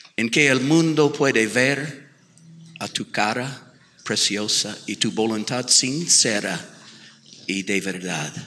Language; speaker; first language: Spanish; non-native, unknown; English